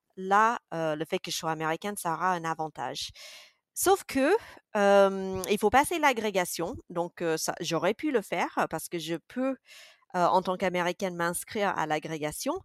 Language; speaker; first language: French; non-native, fluent; English